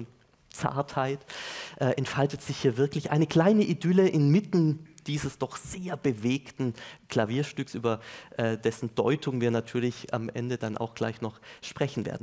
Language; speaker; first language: German; native; German